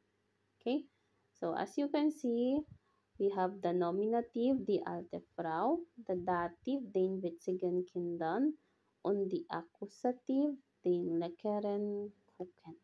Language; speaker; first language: German; non-native, fluent; Filipino